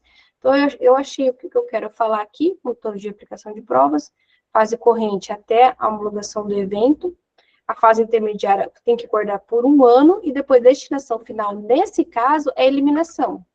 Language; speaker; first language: Portuguese; native; Portuguese